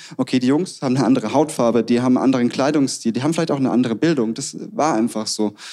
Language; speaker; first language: German; native; German